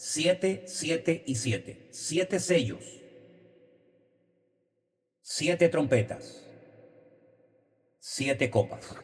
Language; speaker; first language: Spanish; native; Spanish